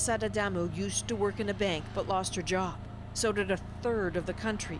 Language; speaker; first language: English; native; English